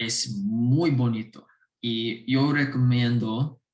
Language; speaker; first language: Spanish; non-native, learner; English